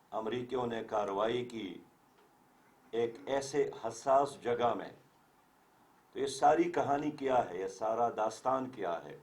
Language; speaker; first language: Urdu; native; Urdu